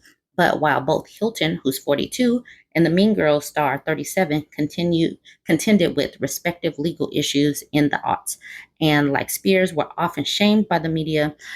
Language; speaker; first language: English; native; English